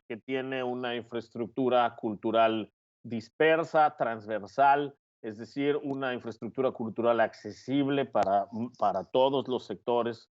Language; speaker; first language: Spanish; native; Spanish